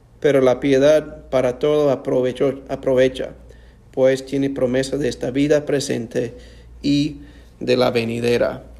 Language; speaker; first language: Spanish; non-native, fluent; English